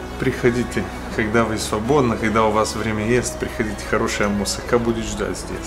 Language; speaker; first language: Russian; non-native, learner; Bulgarian